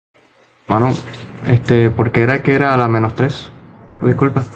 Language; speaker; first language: Spanish; native; Spanish